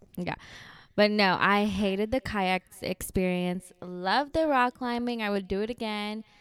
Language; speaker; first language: English; early bilingual, heritage; Spanish